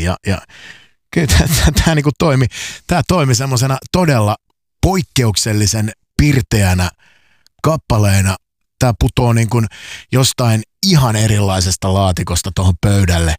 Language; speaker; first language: Finnish; native; Finnish